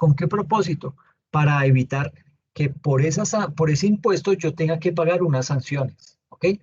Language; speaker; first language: Spanish; native; Spanish